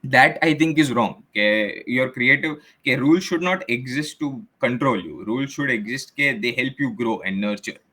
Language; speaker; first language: English; non-native, local second language; Gujarati